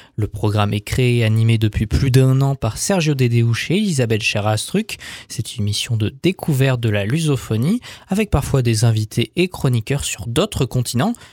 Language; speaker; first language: French; native; French